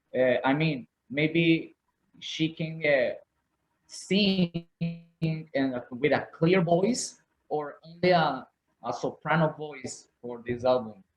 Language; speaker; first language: English; non-native, learner; Spanish